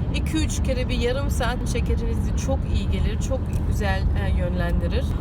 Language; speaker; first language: Turkish; native; Turkish